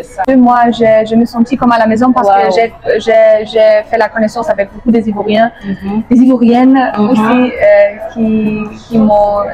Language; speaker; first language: French; non-native, fluent; German